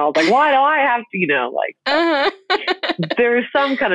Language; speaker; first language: English; native; English